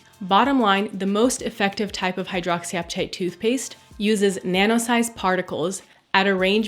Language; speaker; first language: English; native; English